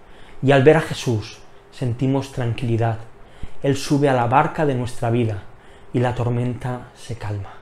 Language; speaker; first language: Spanish; native; Spanish